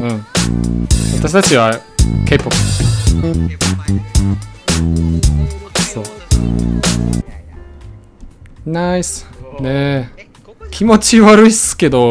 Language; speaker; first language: Japanese; non-native, fluent; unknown